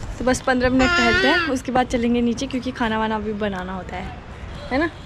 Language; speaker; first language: Hindi; native; Hindi